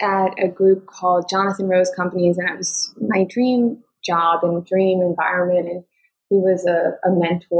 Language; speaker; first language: English; native; English